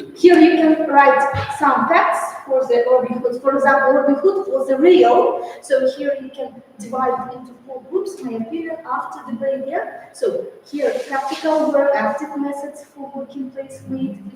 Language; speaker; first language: English; non-native, learner; Kazakh